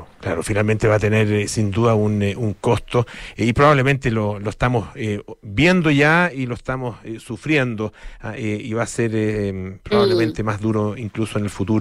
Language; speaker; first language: Spanish; native; Spanish